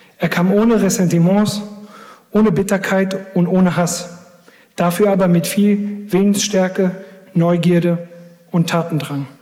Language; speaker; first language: German; early bilingual, other home language; Greek